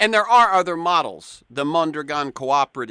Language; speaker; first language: English; native; English